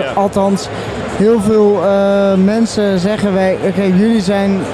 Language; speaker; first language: Dutch; native; Dutch